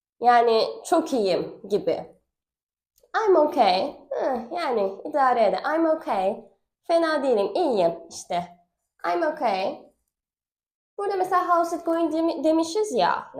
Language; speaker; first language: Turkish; non-native, fluent; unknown